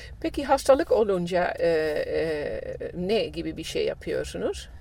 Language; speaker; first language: Turkish; non-native, fluent; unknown